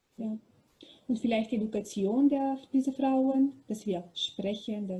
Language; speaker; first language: German; non-native, learner; Macedonian